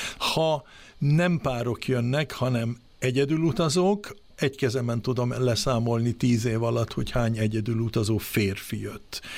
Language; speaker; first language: Hungarian; early bilingual, heritage; Swedish